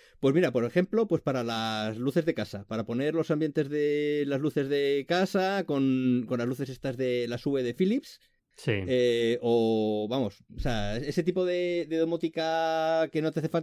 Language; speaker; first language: Spanish; native; Spanish